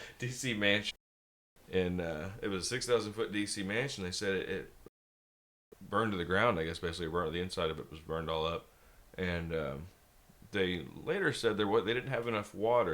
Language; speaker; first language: English; native; English